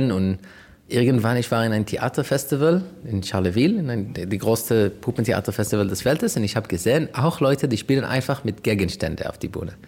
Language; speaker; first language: German; non-native, fluent; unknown